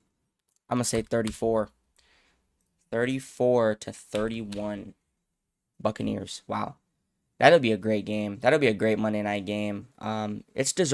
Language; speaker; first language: English; native; English